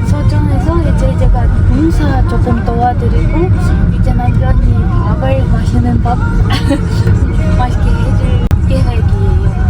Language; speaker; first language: Korean; non-native, fluent; Ukrainian